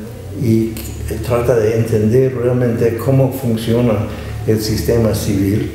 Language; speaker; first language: Spanish; non-native, fluent; English